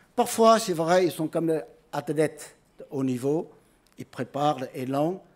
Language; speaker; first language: French; non-native, fluent; Chinese